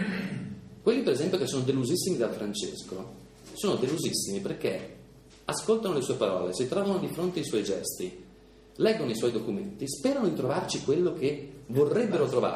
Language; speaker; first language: Italian; native; Italian